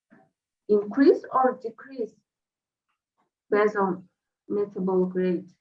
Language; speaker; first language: English; non-native, fluent; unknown